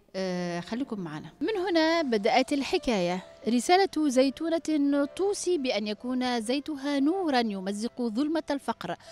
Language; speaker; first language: Arabic; native; Arabic